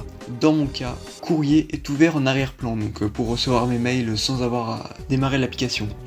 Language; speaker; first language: French; native; French